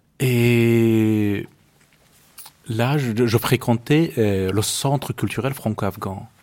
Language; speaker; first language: French; non-native, fluent; Persian